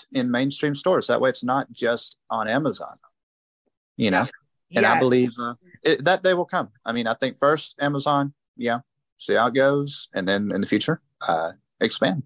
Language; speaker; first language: English; native; English